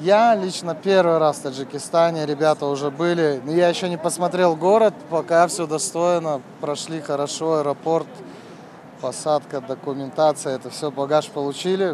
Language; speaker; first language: Russian; native; Russian